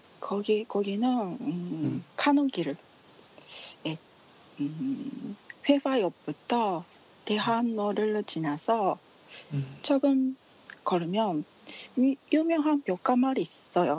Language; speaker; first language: Korean; non-native, learner; Japanese